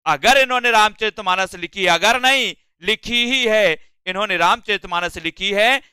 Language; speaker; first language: Hindi; native; Hindi